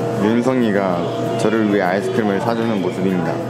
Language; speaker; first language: Korean; native; Korean